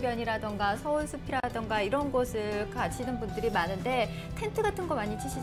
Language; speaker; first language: Korean; native; Korean